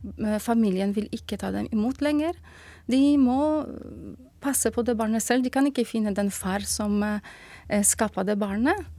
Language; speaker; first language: Norwegian; non-native, fluent; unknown